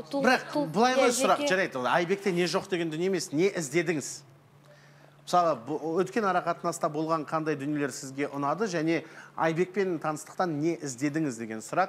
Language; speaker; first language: Kazakh; native; Kazakh